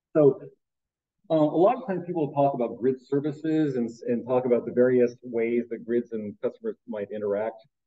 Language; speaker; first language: English; native; English